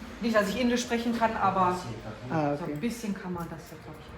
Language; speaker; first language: German; native; German